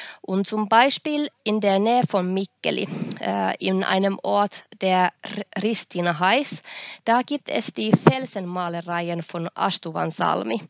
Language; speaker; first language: German; non-native, fluent; Finnish